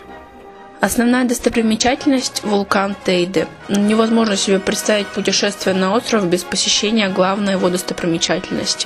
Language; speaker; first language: Russian; native; Russian